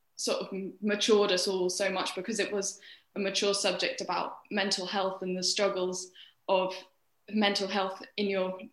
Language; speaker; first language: English; native; English